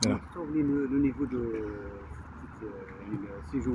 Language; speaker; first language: French; non-native, local second language; Arabic